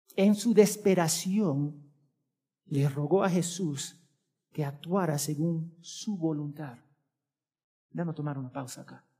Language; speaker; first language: Spanish; early bilingual, heritage; Spanish